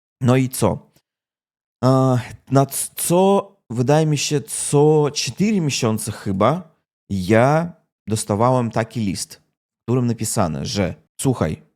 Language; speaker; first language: Polish; non-native, learner; Russian